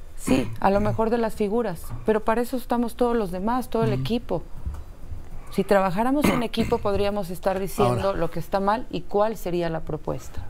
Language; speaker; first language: Spanish; native; Spanish